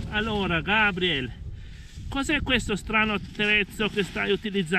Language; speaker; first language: Italian; native; Italian